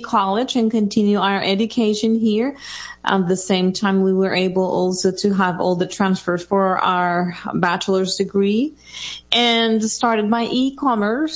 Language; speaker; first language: English; non-native, fluent; Spanish